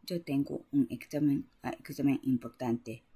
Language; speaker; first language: Spanish; non-native, learner; Japanese